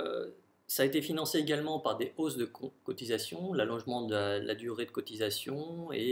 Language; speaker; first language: French; native; French